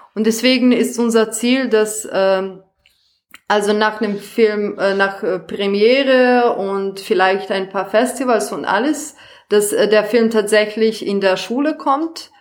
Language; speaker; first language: German; non-native, fluent; Serbian